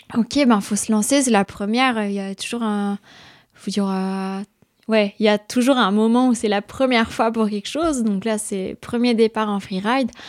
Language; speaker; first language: French; native; French